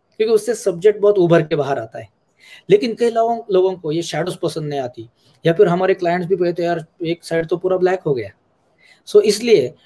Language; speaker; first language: Hindi; non-native, local second language; Marathi